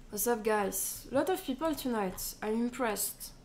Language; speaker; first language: English; non-native, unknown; French